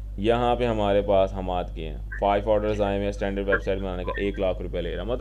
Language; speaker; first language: Urdu; non-native, local second language; Punjabi